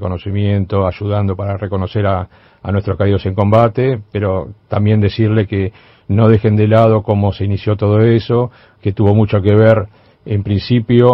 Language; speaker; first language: Spanish; native; Spanish